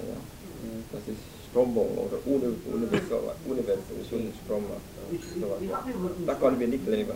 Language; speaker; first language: German; non-native, fluent; Vietnamese